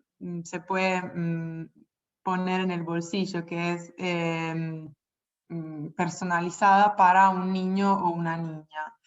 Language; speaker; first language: Spanish; non-native, fluent; Italian